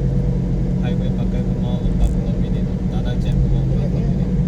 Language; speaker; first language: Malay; non-native, local second language; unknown